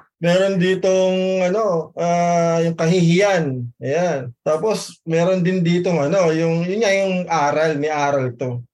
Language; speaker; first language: Filipino; native; Filipino